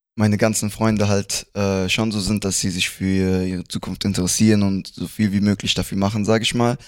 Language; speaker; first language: German; early bilingual, other home language; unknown